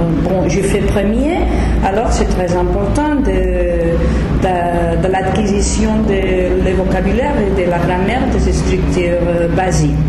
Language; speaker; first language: French; non-native, learner; Spanish